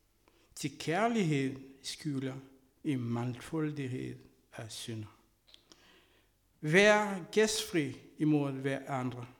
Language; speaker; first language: Danish; non-native, fluent; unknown